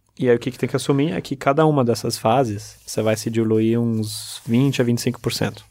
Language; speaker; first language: Portuguese; early bilingual, other home language; German